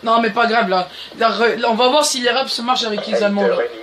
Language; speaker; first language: French; native; French